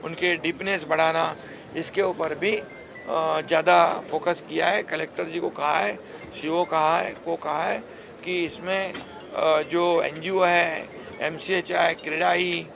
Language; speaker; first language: Hindi; non-native, local second language; Marathi